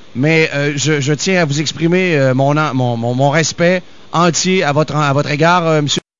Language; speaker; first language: French; native; French